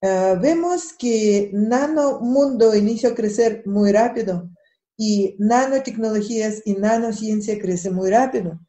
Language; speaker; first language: Spanish; non-native, fluent; Russian